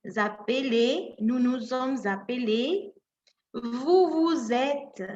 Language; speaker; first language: French; non-native, fluent; Spanish